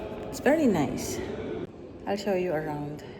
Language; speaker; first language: English; non-native, fluent; Filipino